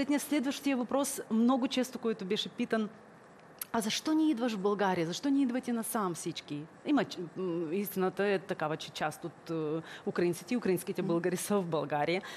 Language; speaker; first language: Bulgarian; early bilingual, heritage; Bulgarian